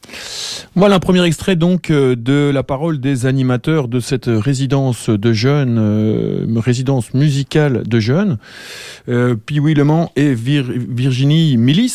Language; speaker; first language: French; native; French